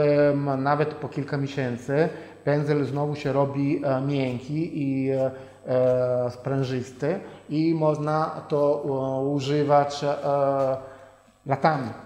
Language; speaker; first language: Polish; non-native, fluent; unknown